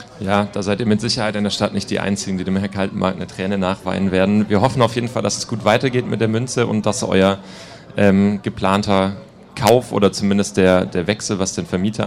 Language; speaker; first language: German; native; German